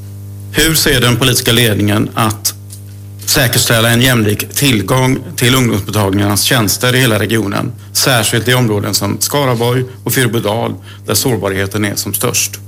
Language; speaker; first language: Swedish; native; Swedish